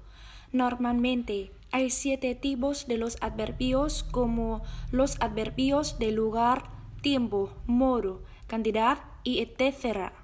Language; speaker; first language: Spanish; non-native, learner; Vietnamese